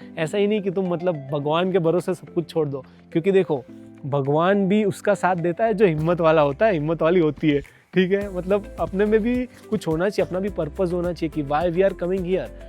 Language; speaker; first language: Hindi; non-native, local second language; Gujarati